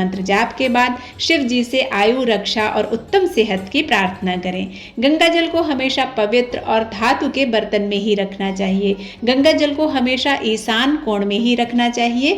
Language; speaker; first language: Hindi; native; Hindi